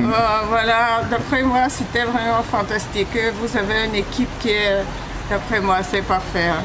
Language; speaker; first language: French; non-native, fluent; Bulgarian